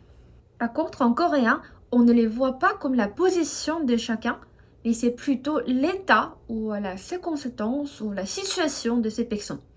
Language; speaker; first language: French; non-native, fluent; Korean